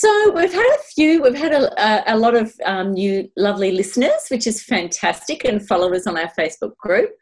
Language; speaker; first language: English; native; English